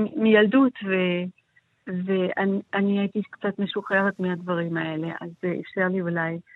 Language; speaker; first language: Hebrew; non-native, fluent; German